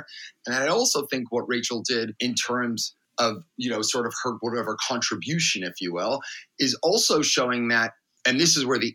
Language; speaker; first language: English; native; English